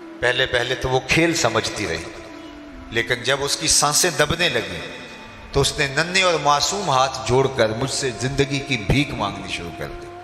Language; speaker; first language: Urdu; non-native, local second language; Punjabi